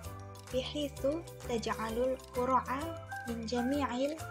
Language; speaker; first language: Arabic; non-native, learner; Indonesian